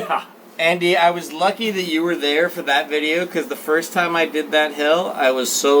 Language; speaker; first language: English; native; English